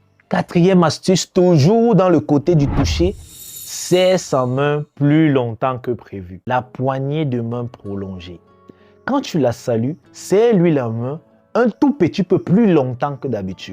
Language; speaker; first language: French; native; French